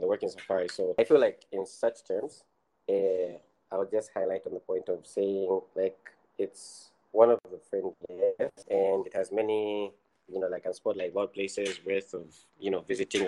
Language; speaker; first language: English; non-native, local second language; Nyanja